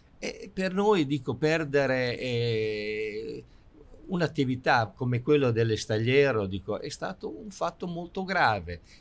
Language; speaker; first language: Italian; native; Italian